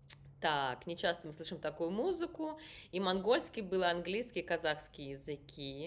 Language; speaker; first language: Russian; native; Russian